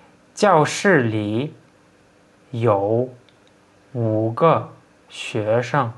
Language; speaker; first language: Chinese; non-native, fluent; Turkmen